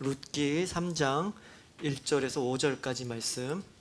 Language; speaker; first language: Korean; native; Korean